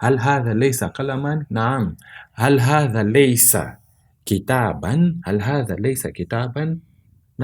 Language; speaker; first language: Arabic; non-native, fluent; Portuguese